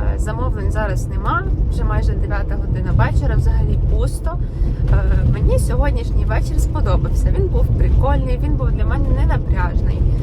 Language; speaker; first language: Ukrainian; non-native, local second language; Russian